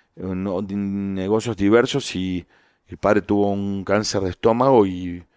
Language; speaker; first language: Spanish; native; Spanish